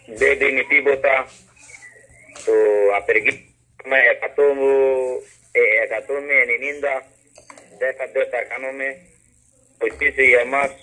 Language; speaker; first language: Greek; non-native, learner; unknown